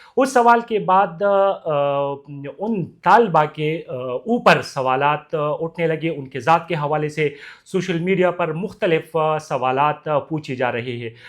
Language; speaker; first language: Urdu; non-native, local second language; Pashto